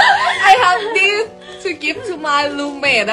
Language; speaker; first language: English; non-native, learner; Thai